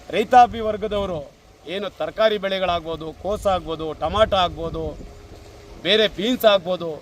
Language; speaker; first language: Kannada; native; Kannada